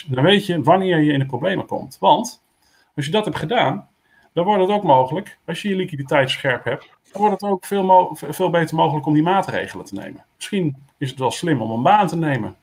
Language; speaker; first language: Dutch; native; Dutch